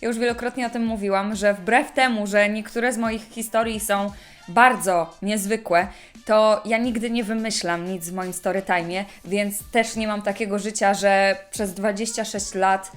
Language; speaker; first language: Polish; native; Polish